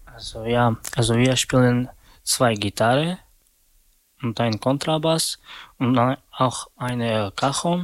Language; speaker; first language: German; non-native, learner; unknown